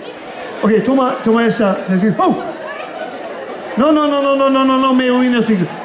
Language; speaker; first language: Spanish; non-native, fluent; German